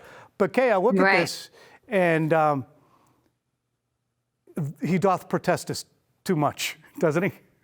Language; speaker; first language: English; native; English